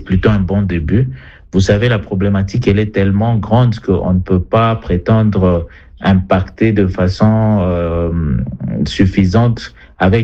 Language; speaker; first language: French; non-native, local second language; Swahili